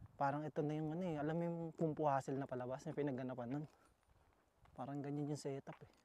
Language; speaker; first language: Filipino; native; Filipino